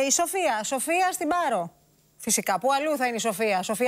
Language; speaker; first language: Greek; native; Greek